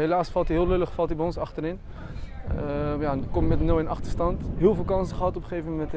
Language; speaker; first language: Dutch; early bilingual, other home language; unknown